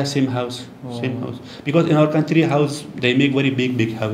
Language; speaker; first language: English; non-native, learner; Persian